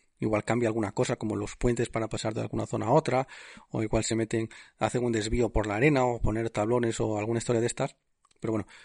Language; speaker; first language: Spanish; native; Spanish